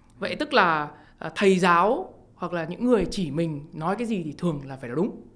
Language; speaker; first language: Vietnamese; native; Vietnamese